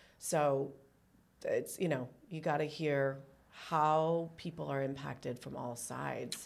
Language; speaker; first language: English; early bilingual, other home language; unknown